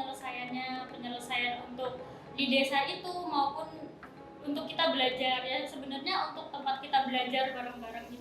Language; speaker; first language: Indonesian; native; Indonesian